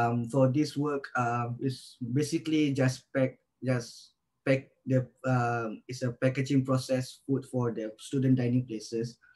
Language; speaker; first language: English; non-native, local second language; Malay